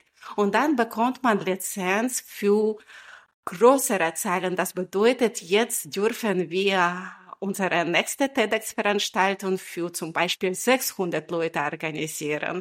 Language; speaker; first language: German; non-native, fluent; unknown